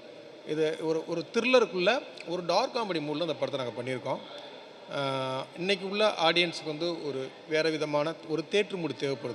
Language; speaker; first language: Tamil; native; Tamil